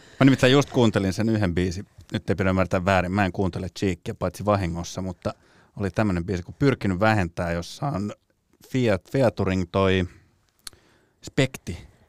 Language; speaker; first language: Finnish; native; Finnish